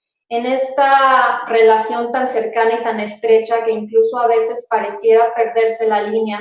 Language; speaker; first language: Spanish; native; Spanish